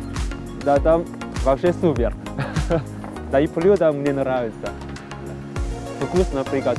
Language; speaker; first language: Russian; non-native, learner; Chinese